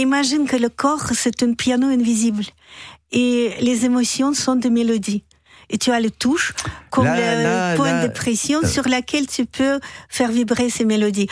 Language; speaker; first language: French; non-native, fluent; Russian